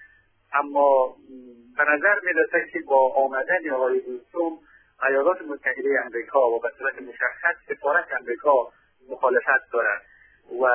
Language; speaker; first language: Persian; native; Persian